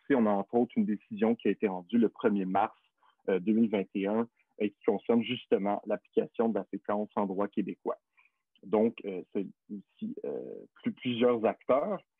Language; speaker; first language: French; native; French